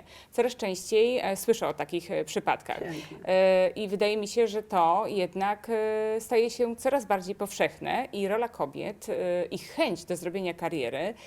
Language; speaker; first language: Polish; native; Polish